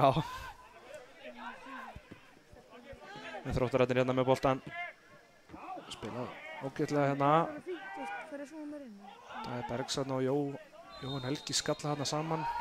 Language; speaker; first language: Icelandic; native; Icelandic